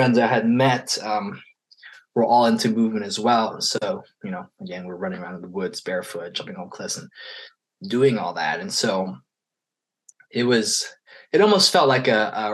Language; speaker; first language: English; native; English